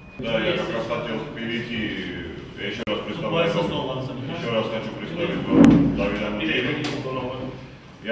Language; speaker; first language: Russian; non-native, local second language; Ukrainian